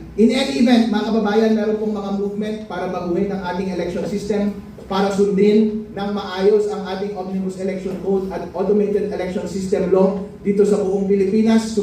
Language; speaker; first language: Filipino; non-native, local second language; Iloko